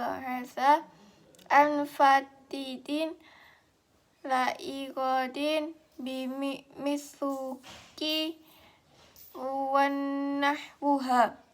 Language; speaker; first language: Arabic; non-native, learner; Indonesian